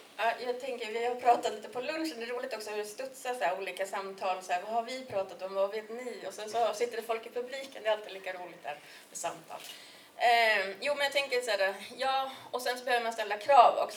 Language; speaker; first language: Swedish; native; Swedish